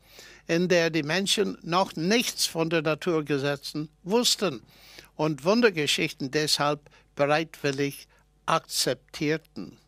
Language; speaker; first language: German; non-native, fluent; English